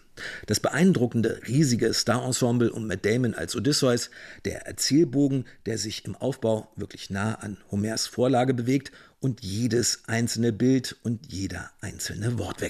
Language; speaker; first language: German; native; German